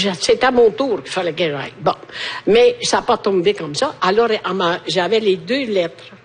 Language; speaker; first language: French; non-native, fluent; Italian